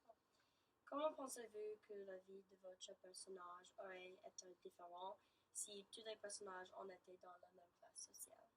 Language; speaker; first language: French; non-native, learner; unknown